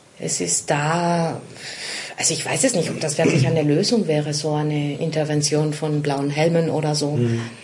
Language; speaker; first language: German; non-native, fluent; Spanish